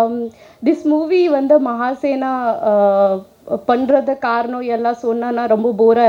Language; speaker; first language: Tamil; non-native, learner; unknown